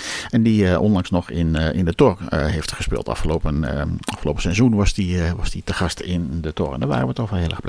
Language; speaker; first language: Dutch; native; Dutch